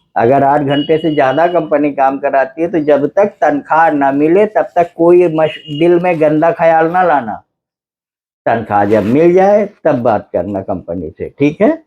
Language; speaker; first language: Hindi; native; Hindi